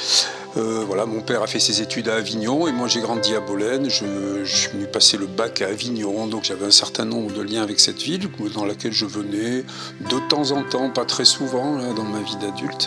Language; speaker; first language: French; native; French